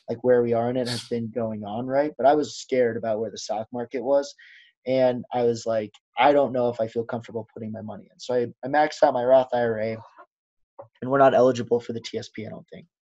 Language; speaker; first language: English; native; English